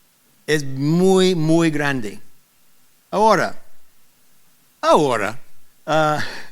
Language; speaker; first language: Spanish; non-native, learner; English